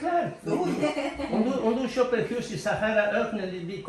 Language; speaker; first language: Swedish; non-native, fluent; Spanish